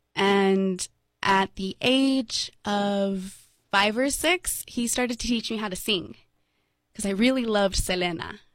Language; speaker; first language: English; native; English